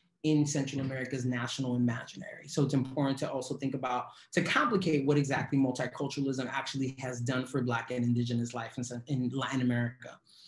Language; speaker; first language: English; native; English